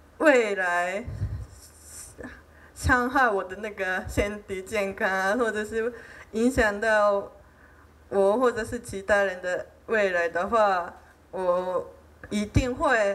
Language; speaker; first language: Chinese; non-native, fluent; Japanese